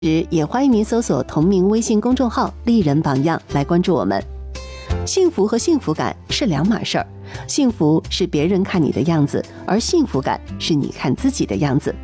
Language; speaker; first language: Chinese; native; Chinese